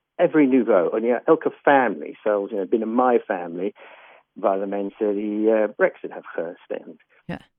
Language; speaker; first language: Dutch; non-native, fluent; English